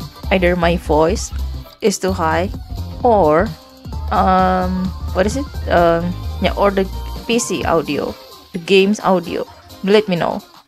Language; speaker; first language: English; non-native, fluent; Indonesian